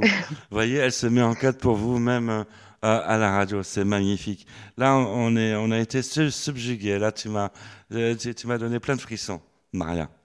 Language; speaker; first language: French; native; French